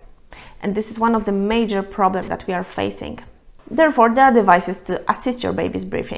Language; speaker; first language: English; non-native, fluent; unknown